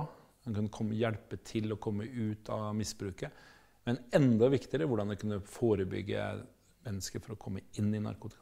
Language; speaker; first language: Norwegian; native; Norwegian